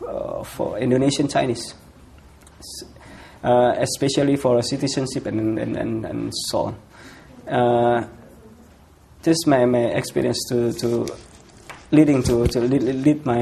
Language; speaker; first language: English; non-native, fluent; Indonesian